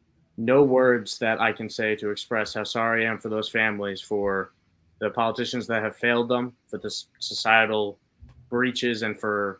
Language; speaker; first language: English; native; English